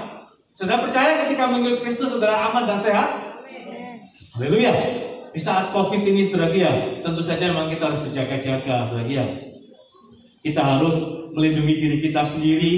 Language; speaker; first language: Indonesian; native; Indonesian